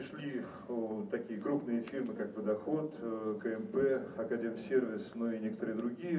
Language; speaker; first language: Russian; native; Russian